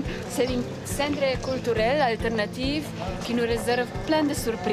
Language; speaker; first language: French; non-native, fluent; Slovenian